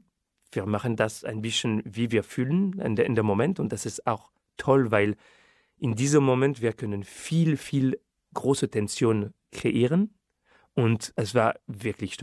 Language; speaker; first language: German; non-native, fluent; French